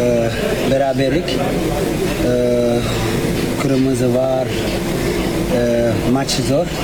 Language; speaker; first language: Turkish; non-native, learner; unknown